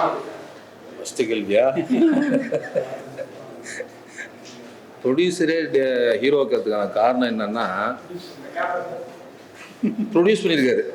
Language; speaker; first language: Tamil; native; Tamil